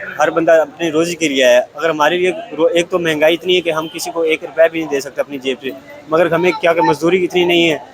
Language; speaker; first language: Urdu; non-native, local second language; Punjabi